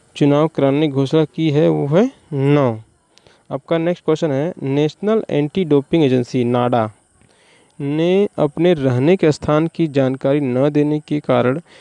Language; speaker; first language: Hindi; native; Hindi